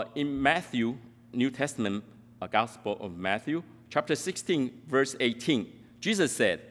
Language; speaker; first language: English; non-native, fluent; Min Nan Chinese